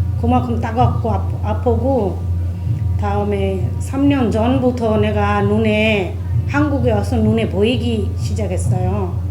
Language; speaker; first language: Korean; non-native, fluent; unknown